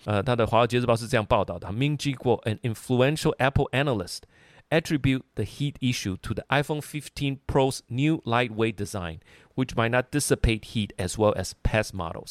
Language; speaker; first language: English; non-native, fluent; Chinese